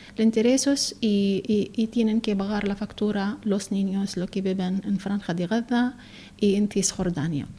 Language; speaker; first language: Spanish; non-native, learner; Arabic